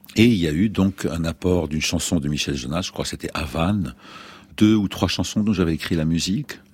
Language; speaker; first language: French; non-native, local second language; Arabic